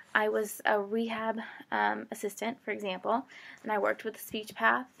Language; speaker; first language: English; native; English